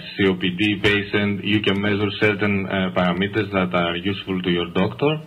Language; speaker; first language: English; non-native, fluent; Greek